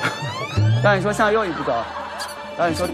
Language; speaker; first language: Chinese; native; Chinese